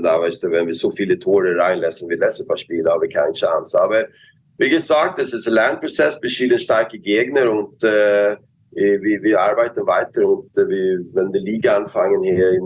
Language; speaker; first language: German; non-native, learner; Swedish